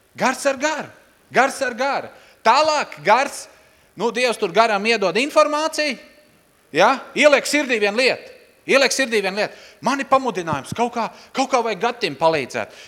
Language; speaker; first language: Latvian; non-native, local second language; Russian